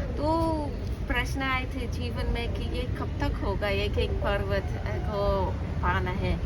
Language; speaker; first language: Hindi; non-native, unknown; English